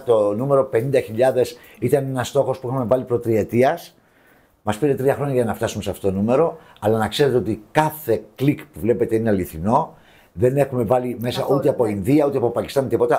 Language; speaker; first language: Greek; native; Greek